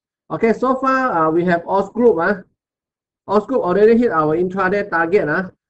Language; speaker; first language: English; non-native, local second language; Chinese